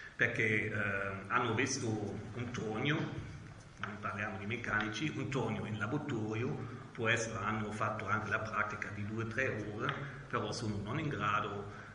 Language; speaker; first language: Italian; non-native, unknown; German